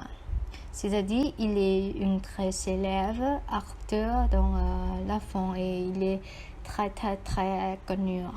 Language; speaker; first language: French; non-native, learner; Thai